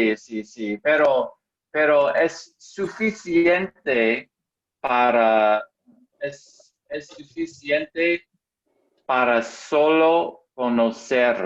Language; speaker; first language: Spanish; non-native, learner; English